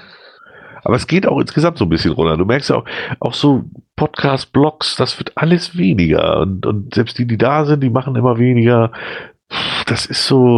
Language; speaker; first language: German; native; German